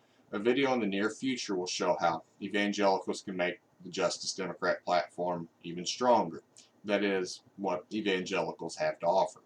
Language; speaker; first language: English; native; English